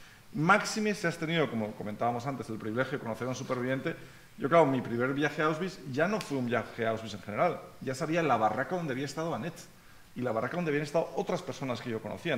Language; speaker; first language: Spanish; native; Spanish